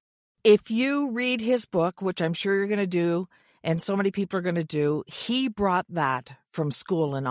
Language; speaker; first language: English; native; English